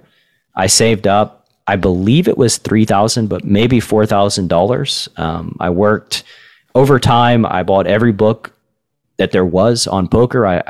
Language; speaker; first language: English; native; English